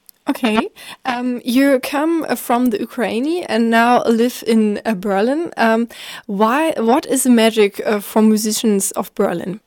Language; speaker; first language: English; non-native, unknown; German